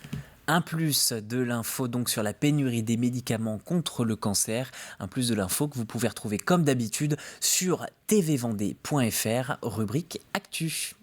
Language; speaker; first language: French; native; French